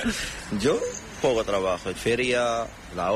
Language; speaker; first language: Spanish; non-native, learner; Arabic